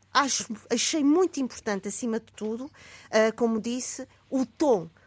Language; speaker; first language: Portuguese; native; Portuguese